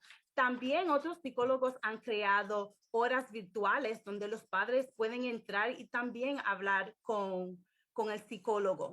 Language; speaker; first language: Spanish; early bilingual, heritage; English